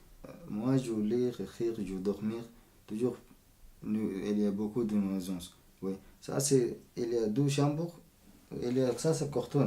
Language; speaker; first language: French; non-native, learner; Arabic